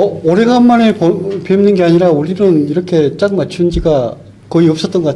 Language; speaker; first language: Korean; native; Korean